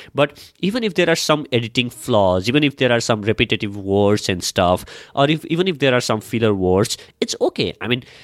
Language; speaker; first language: English; non-native, local second language; Nepali